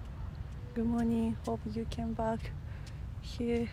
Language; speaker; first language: English; non-native, fluent; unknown